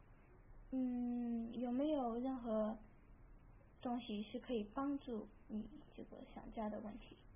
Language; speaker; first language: Chinese; early bilingual, heritage; Chinese